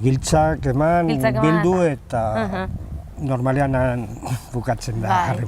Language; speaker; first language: Basque; non-native, local second language; Spanish